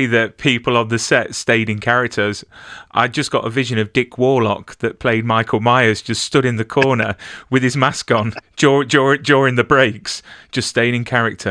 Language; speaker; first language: English; native; English